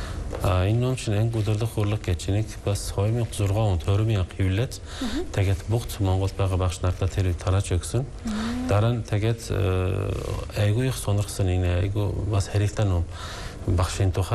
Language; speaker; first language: Mongolian; non-native, fluent; Turkish